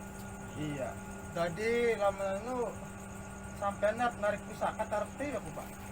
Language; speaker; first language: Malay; non-native, local second language; Javanese